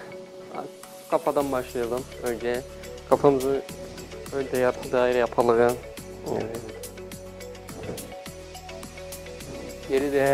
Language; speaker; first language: Turkish; native; Turkish